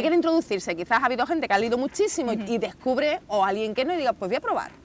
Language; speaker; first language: Spanish; native; Spanish